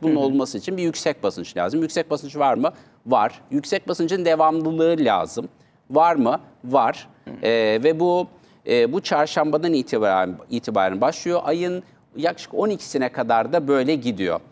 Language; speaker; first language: Turkish; native; Turkish